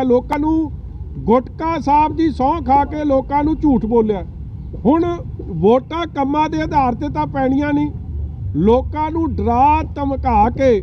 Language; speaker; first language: Hindi; non-native, local second language; Punjabi